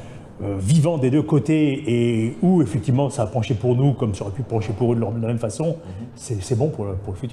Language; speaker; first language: French; native; French